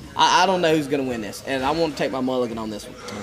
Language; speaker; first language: English; native; English